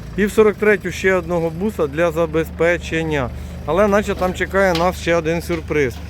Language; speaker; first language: Ukrainian; native; Ukrainian